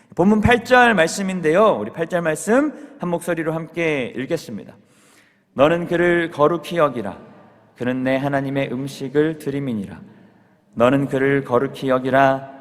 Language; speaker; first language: Korean; native; Korean